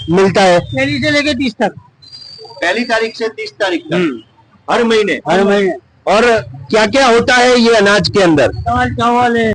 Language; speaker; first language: Hindi; non-native, local second language; Gujarati